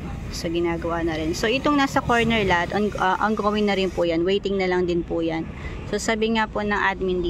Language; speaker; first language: Filipino; native; Filipino